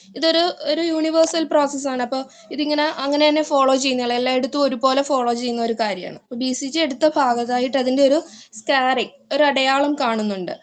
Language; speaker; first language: Malayalam; native; Malayalam